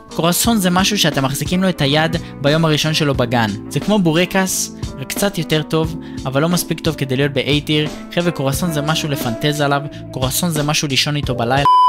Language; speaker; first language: Hebrew; native; Hebrew